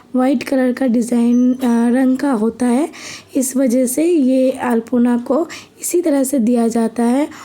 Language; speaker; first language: Hindi; non-native, local second language; Bangla